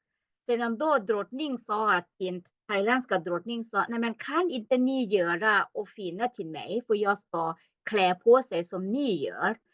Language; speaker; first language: Swedish; non-native, learner; Thai